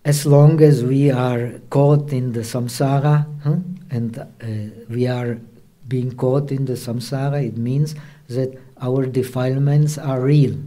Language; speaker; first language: English; non-native, fluent; Czech